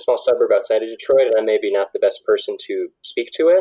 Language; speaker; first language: English; native; English